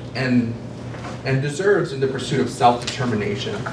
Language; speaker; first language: English; native; English